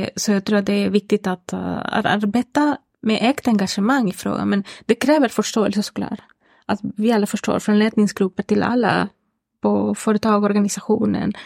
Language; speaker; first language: Swedish; non-native, fluent; Spanish